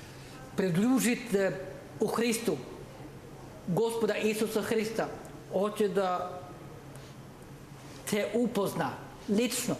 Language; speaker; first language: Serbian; non-native, learner; Norwegian